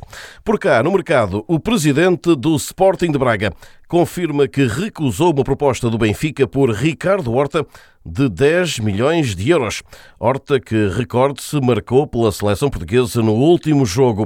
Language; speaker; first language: Portuguese; native; Portuguese